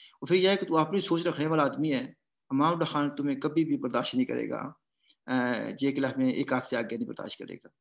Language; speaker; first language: Urdu; non-native, local second language; Pahari-Potwari